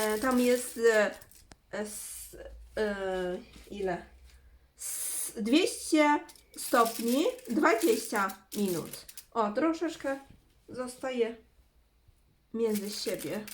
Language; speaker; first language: Polish; non-native, learner; Chinese